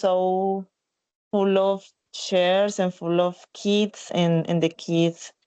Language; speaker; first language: English; non-native, learner; Spanish